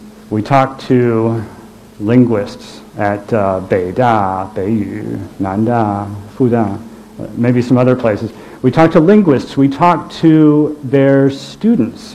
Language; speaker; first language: English; native; English